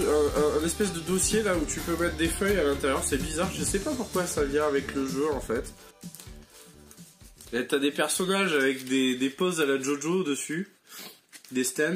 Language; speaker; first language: French; native; French